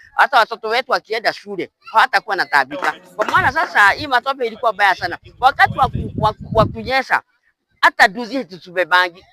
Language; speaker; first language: Swahili; non-native, local second language; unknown